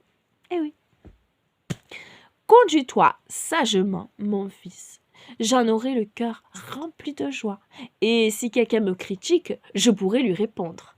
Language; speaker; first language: French; native; French